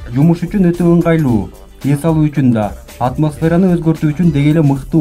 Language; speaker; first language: Kyrgyz; native; Kyrgyz